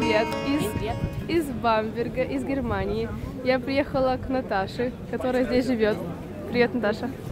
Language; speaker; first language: Russian; native; Russian